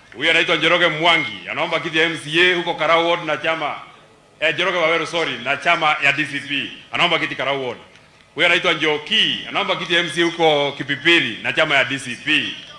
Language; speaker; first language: Swahili; non-native, local second language; Kikuyu